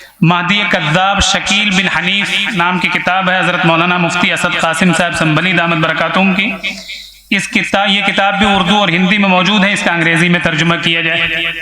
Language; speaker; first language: Urdu; native; Urdu